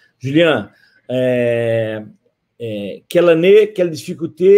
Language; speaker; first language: French; non-native, fluent; Portuguese